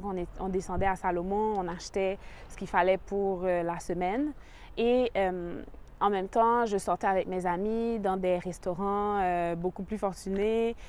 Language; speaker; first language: French; native; French